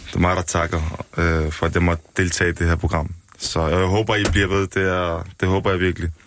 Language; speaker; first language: Danish; early bilingual, other home language; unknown